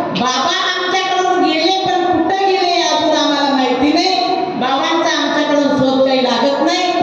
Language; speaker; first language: Marathi; non-native, local second language; Rajasthani